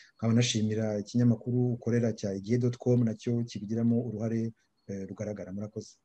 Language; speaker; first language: Kinyarwanda; native; Kinyarwanda